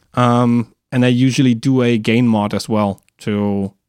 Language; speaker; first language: English; non-native, fluent; German